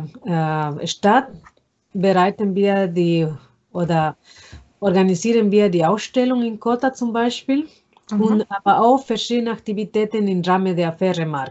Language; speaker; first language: German; non-native, fluent; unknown